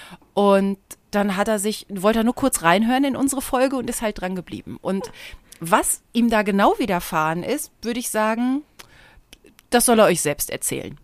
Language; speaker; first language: German; native; German